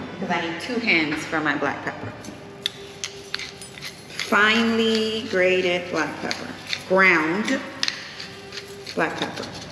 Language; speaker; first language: English; early bilingual, other home language; Spanish